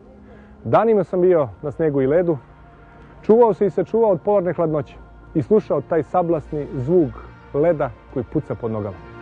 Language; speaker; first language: Serbian; native; Serbian